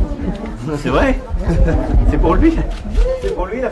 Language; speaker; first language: French; native; French